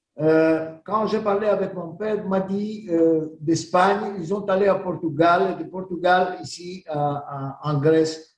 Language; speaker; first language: French; non-native, learner; Greek